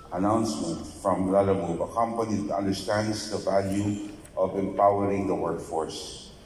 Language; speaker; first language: English; non-native, local second language; Filipino